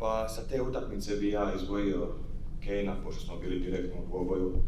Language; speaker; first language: Croatian; native; Croatian